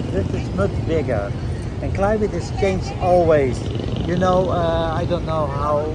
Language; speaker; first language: English; non-native, learner; Dutch